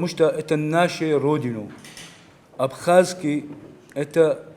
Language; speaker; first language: Russian; non-native, learner; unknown